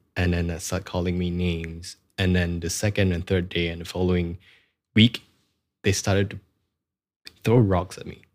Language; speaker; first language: English; non-native, local second language; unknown